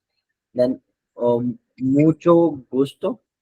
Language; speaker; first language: Spanish; non-native, learner; Hindi